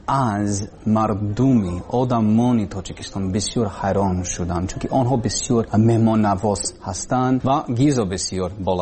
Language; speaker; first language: Persian; non-native, learner; English